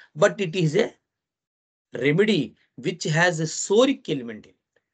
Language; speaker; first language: English; non-native, local second language; Telugu